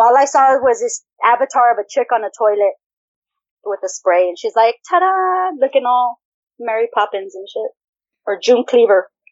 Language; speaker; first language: English; early bilingual, other home language; Spanish